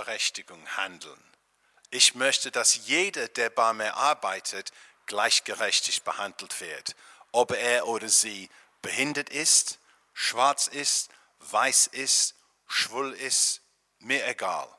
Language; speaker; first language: German; non-native, fluent; English